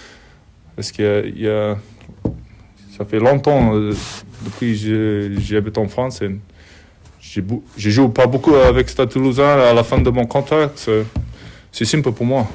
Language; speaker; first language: French; non-native, learner; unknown